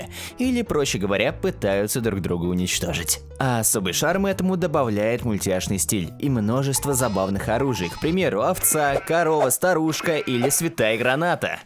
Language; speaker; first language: Russian; native; Russian